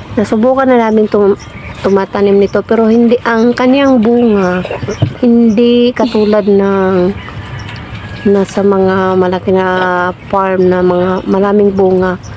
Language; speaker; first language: Filipino; non-native, local second language; Cebuano